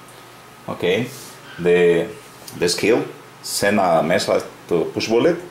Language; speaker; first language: English; non-native, learner; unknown